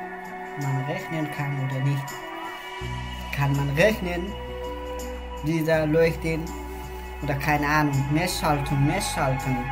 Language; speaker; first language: German; non-native, learner; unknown